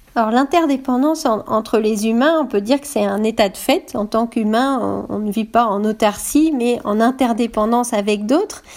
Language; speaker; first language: French; native; French